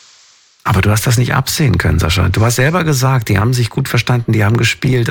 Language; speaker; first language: German; native; German